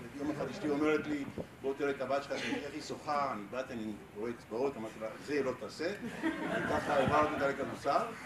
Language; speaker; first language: Hebrew; native; Hebrew